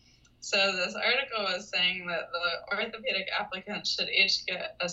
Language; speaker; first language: English; native; English